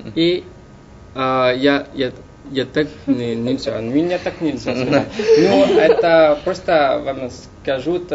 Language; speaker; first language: Russian; non-native, learner; French